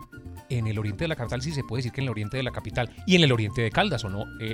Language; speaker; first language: Spanish; native; Spanish